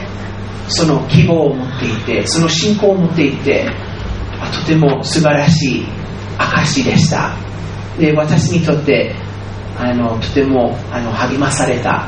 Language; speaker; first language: Japanese; non-native, fluent; English